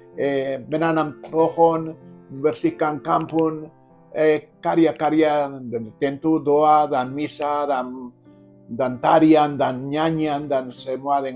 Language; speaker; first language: Indonesian; non-native, fluent; Spanish